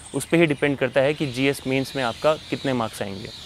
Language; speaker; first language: Hindi; native; Hindi